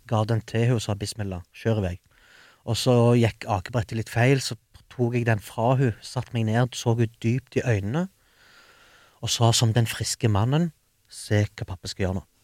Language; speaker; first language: Norwegian; early bilingual, other home language; Arabic